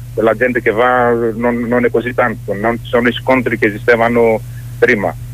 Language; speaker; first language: Italian; non-native, fluent; Greek